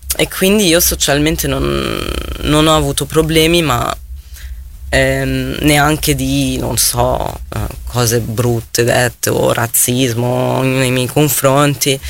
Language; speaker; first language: Italian; non-native, fluent; Arabic